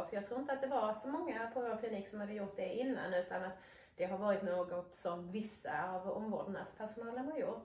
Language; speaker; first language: Swedish; native; Swedish